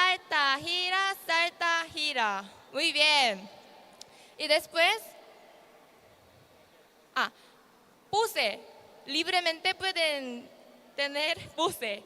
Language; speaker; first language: Spanish; non-native, learner; Korean